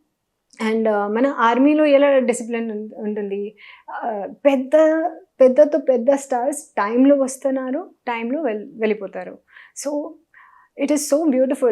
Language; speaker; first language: Telugu; non-native, learner; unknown